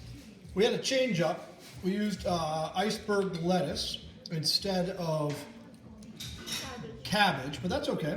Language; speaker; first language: English; native; English